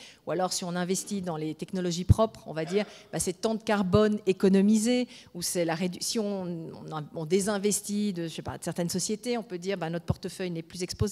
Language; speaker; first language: French; native; French